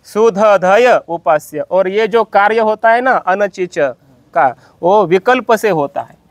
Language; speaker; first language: Hindi; non-native, local second language; Marathi